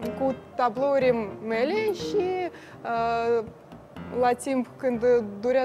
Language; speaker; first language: Romanian; non-native, learner; Russian